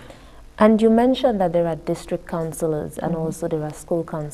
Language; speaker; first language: English; native; English